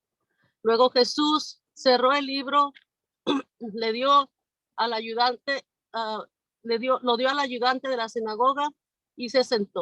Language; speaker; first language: Spanish; native; Spanish